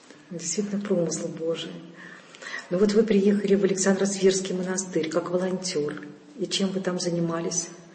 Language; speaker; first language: Russian; native; Russian